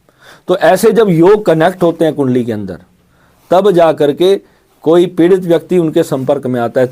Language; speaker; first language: Hindi; native; Hindi